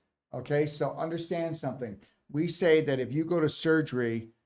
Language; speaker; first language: English; native; English